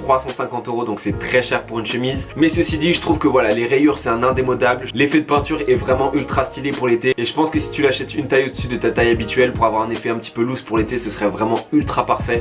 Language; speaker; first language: French; native; French